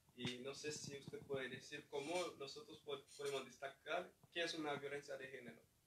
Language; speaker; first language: Spanish; non-native, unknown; Haitian Creole